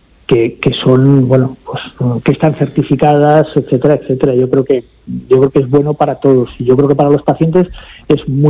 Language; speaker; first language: Spanish; native; Spanish